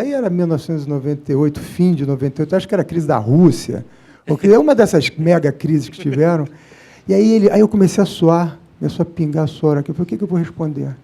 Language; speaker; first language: Portuguese; native; Portuguese